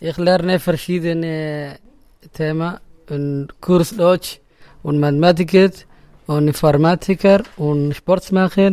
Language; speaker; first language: German; non-native, learner; Somali